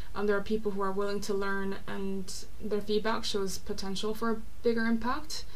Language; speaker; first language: English; non-native, fluent; Korean